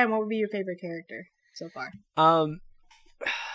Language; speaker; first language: English; non-native, local second language; Filipino